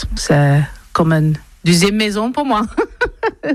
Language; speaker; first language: French; non-native, learner; English